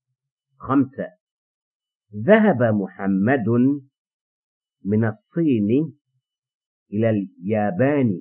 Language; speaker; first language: Arabic; non-native, fluent; English